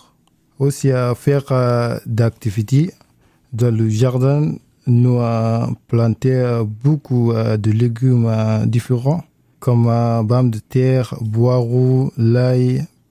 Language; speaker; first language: French; non-native, learner; Arabic